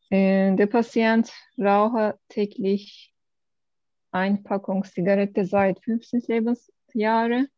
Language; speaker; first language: German; non-native, learner; Turkish